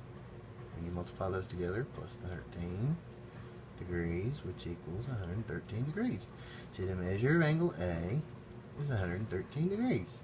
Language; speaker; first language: English; native; English